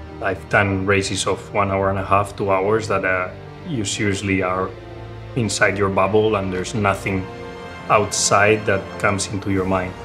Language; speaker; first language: English; non-native, fluent; Spanish